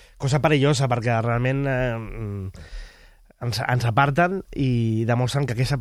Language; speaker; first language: Catalan; native; Catalan